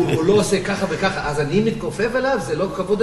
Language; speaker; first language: Hebrew; non-native, learner; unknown